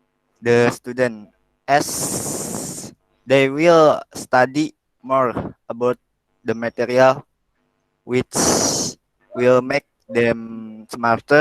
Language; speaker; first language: English; non-native, learner; Indonesian